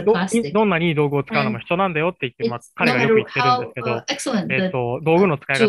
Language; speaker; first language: Japanese; native; Japanese